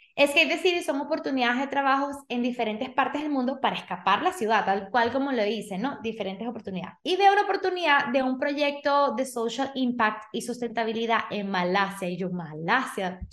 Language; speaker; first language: Spanish; early bilingual, other home language; Portuguese